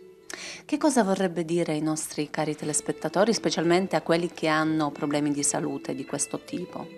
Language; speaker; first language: Italian; native; Italian